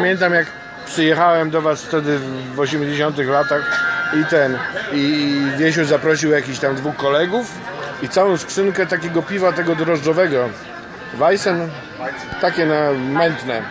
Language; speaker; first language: Polish; native; Polish